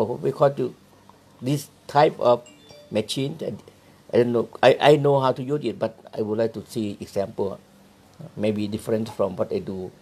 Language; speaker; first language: English; non-native, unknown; Thai